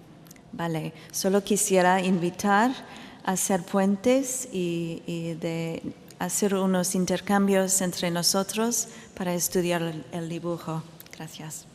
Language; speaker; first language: Spanish; non-native, fluent; English